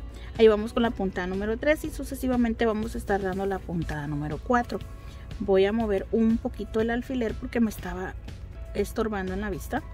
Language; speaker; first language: Spanish; native; Spanish